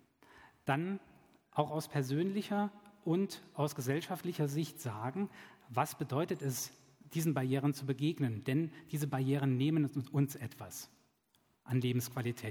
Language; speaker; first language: German; native; German